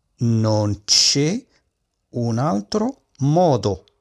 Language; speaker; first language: Italian; non-native, fluent; Arabic